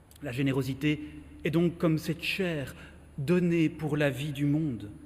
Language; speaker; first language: French; native; French